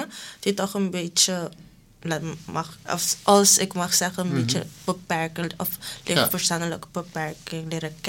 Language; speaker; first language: Dutch; non-native, local second language; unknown